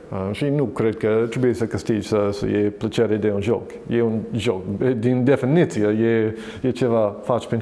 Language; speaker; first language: Romanian; non-native, learner; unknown